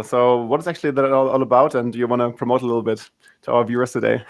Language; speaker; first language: English; non-native, fluent; German